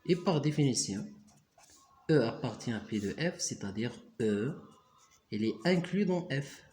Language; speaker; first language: French; non-native, local second language; Arabic